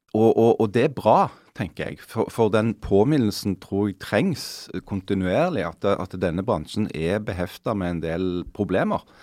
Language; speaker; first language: Norwegian; native; Norwegian